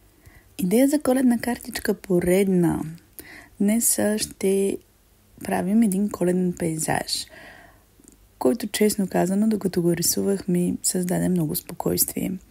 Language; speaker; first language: Bulgarian; native; Bulgarian